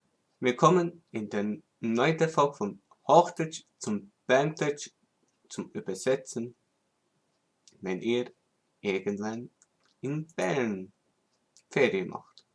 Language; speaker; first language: German; non-native, local second language; Swiss German